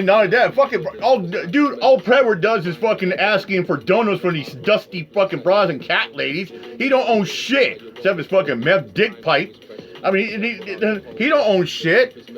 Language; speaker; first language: English; native; English